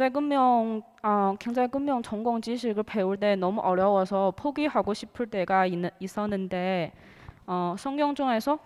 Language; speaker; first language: Korean; non-native, learner; Chinese